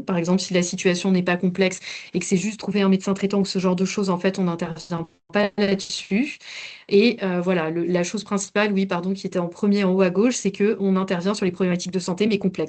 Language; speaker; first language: French; native; French